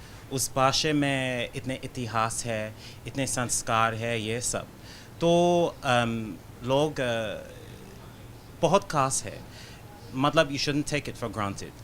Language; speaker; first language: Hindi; non-native, fluent; English